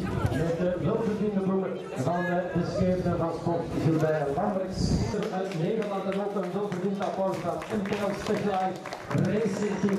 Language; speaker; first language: Dutch; native; Dutch